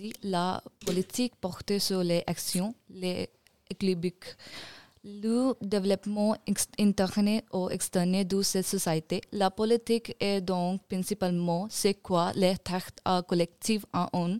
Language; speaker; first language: French; non-native, learner; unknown